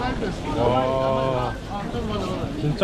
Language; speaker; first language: Korean; native; Korean